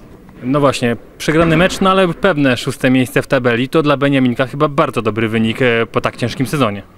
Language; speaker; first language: Polish; native; Polish